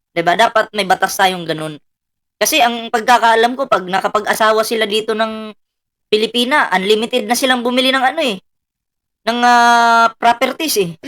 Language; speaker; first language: Filipino; native; Filipino